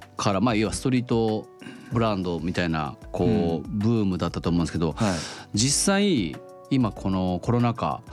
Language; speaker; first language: Japanese; native; Japanese